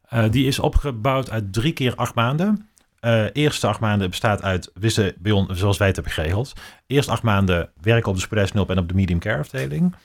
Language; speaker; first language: Dutch; native; Dutch